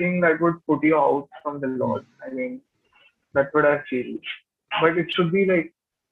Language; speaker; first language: English; non-native, local second language; Hindi